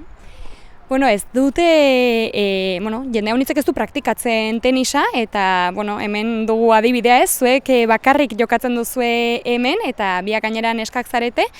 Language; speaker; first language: Basque; native; Basque